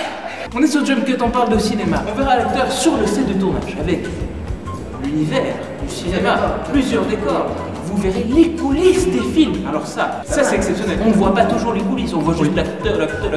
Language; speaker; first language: French; native; French